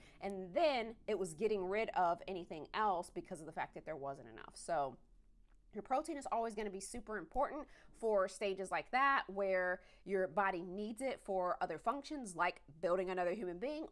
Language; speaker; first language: English; native; English